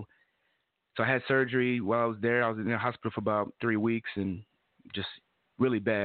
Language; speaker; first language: English; native; English